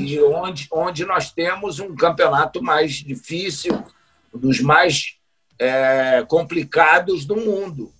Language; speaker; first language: Portuguese; native; Portuguese